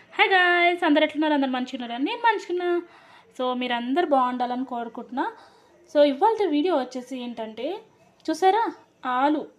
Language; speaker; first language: Telugu; non-native, local second language; Lambadi